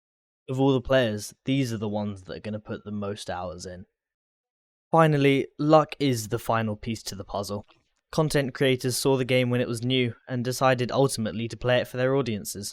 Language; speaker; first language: English; native; English